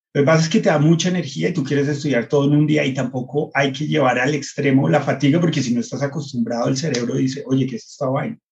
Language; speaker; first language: Spanish; early bilingual, heritage; Spanish